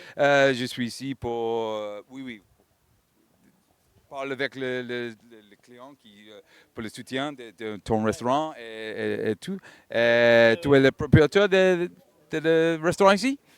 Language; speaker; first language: French; non-native, learner; English